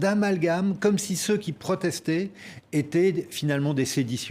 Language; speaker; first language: French; native; French